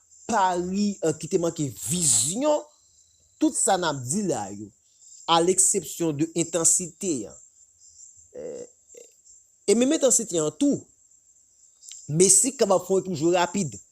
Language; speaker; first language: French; non-native, local second language; Haitian Creole